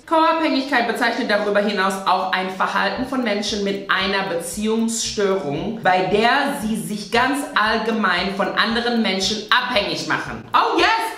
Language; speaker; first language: German; native; German